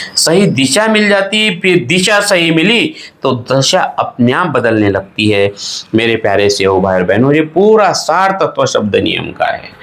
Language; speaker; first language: Hindi; non-native, local second language; Marathi